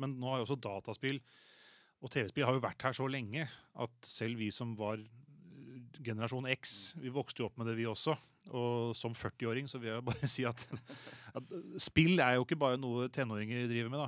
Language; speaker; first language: Norwegian; native; Norwegian